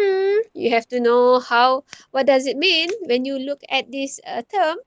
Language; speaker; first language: English; non-native, local second language; Malay